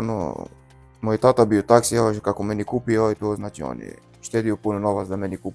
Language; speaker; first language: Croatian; non-native, learner; Arabic